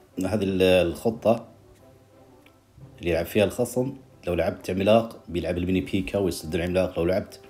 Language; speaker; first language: Arabic; native; Arabic